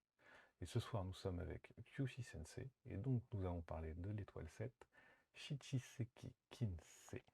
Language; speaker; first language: French; native; French